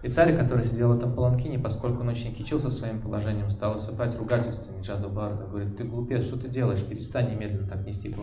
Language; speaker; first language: Russian; native; Russian